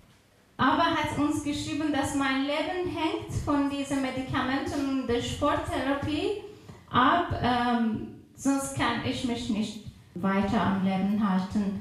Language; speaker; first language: German; non-native, fluent; Persian